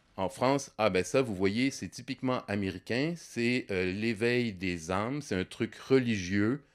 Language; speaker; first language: French; native; French